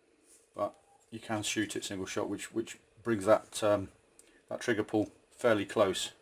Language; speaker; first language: English; native; English